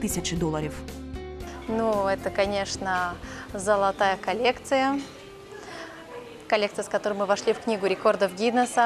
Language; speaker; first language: Russian; non-native, local second language; Romanian